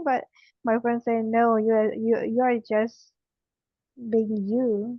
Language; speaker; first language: English; non-native, learner; Indonesian